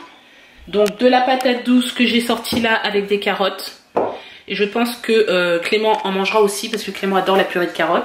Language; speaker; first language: French; native; French